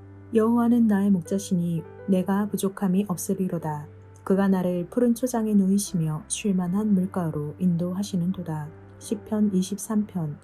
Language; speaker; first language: Korean; native; Korean